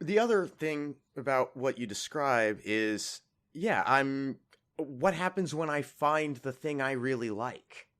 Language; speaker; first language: English; native; English